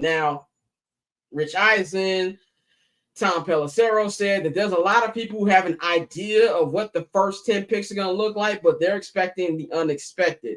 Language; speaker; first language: English; native; English